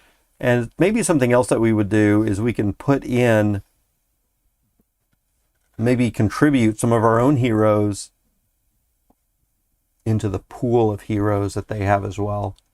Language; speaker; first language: English; native; English